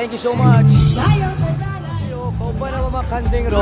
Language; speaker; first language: Cebuano; non-native, fluent; Korean